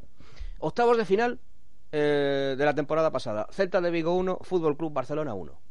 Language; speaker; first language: Spanish; native; Spanish